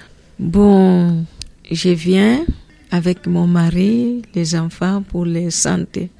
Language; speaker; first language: French; non-native, learner; Portuguese